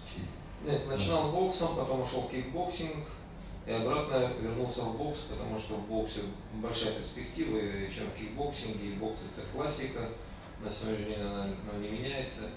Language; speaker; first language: Russian; native; Russian